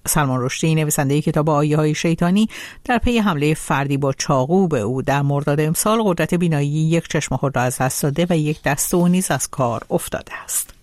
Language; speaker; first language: Persian; native; Persian